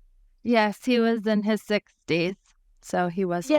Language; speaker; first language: English; native; English